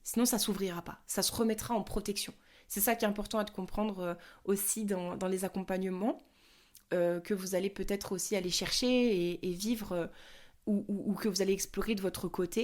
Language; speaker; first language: French; native; French